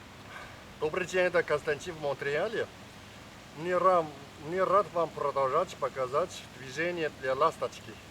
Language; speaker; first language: Russian; non-native, learner; Chinese